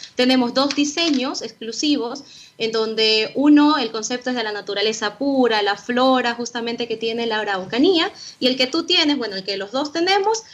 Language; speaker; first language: Spanish; native; Spanish